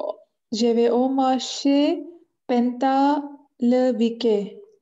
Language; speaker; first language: French; non-native, learner; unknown